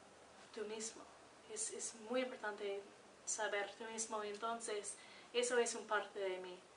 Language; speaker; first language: Spanish; early bilingual, heritage; Spanish